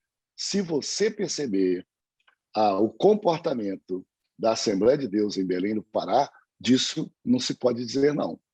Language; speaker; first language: Portuguese; native; Portuguese